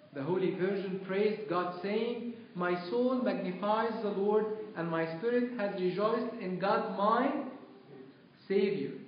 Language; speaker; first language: English; non-native, fluent; Arabic